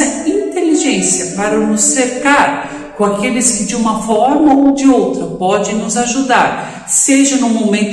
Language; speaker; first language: Portuguese; native; Portuguese